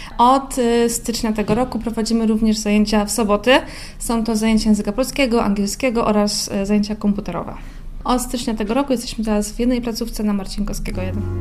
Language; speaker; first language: Polish; native; Polish